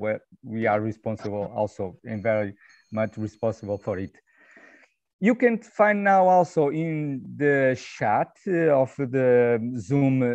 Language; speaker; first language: English; non-native, fluent; Portuguese